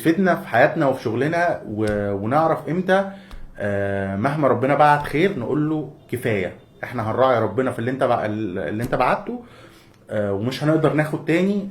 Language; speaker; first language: Arabic; native; Arabic